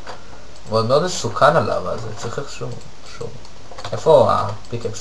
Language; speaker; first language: Hebrew; native; Hebrew